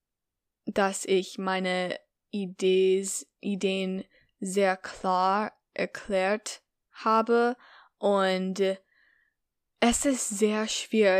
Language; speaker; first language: German; non-native, learner; English